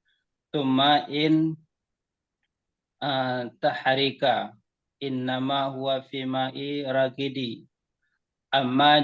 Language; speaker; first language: Arabic; non-native, fluent; Indonesian